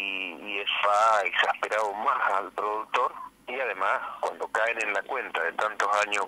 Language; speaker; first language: Spanish; native; Spanish